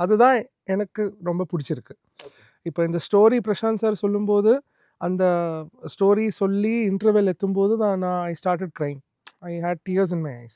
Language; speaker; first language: Tamil; non-native, learner; Malayalam